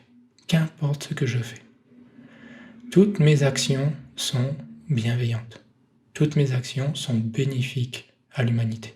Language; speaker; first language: French; native; French